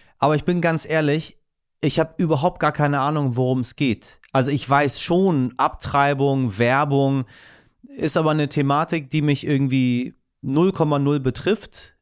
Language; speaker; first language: German; early bilingual, other home language; Persian